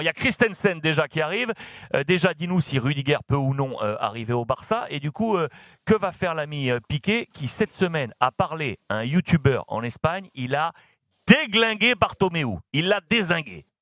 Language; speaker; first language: French; native; French